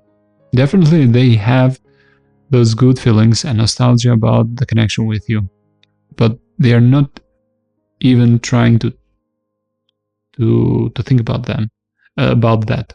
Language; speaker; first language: English; non-native, fluent; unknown